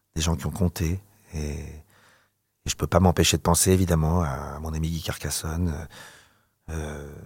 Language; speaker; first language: French; native; French